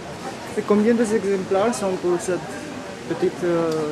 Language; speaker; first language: French; non-native, fluent; Romanian